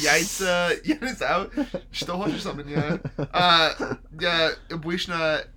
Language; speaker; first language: Russian; non-native, learner; English